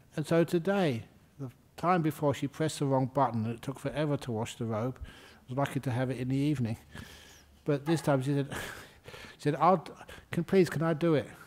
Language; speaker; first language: English; native; English